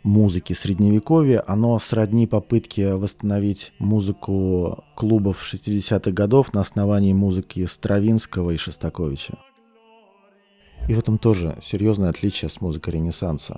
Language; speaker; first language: Russian; native; Russian